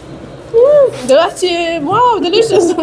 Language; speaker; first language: English; non-native, local second language; Arabic